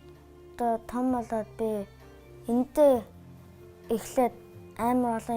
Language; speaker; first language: Mongolian; early bilingual, heritage; Mongolian